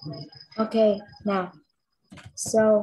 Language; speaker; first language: English; non-native, learner; Vietnamese